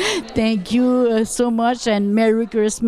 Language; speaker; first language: English; non-native, local second language; French